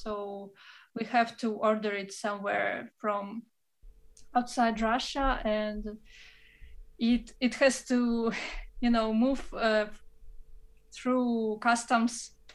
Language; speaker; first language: English; non-native, fluent; Russian